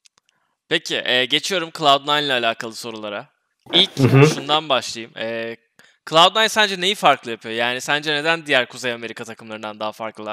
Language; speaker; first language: Turkish; native; Turkish